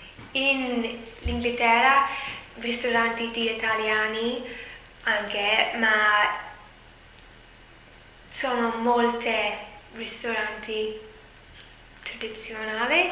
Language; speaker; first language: Italian; non-native, learner; English